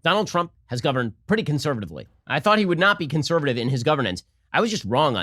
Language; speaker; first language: English; native; English